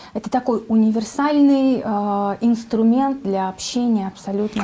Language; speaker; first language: Russian; native; Russian